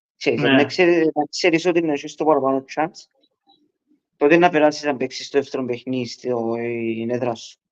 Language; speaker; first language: Greek; early bilingual, heritage; Greek